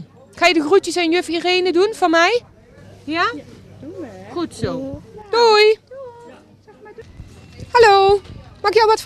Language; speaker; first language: Dutch; native; Dutch